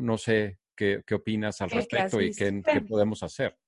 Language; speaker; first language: Spanish; native; Spanish